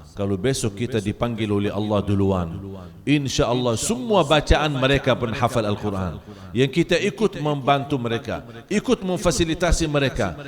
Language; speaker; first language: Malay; non-native, fluent; Arabic